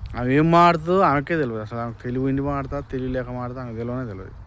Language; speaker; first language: Telugu; native; Telugu